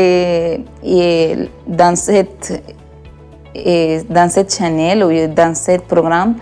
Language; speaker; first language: French; non-native, learner; Spanish